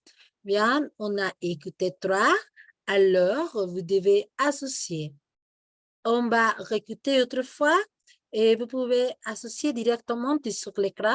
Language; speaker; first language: French; non-native, fluent; Spanish